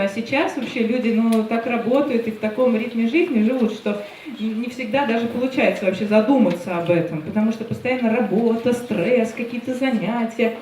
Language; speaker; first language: Russian; native; Russian